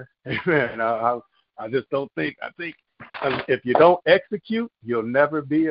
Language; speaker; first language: English; native; English